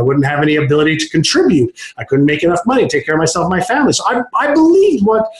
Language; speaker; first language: English; non-native, fluent; Hebrew